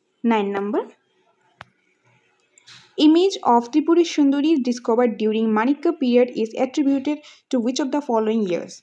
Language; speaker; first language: English; non-native, local second language; Bangla